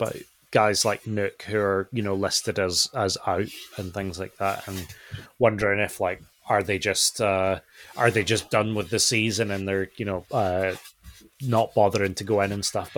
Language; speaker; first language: English; native; English